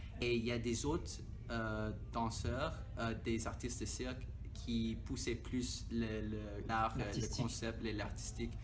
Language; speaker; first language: French; non-native, local second language; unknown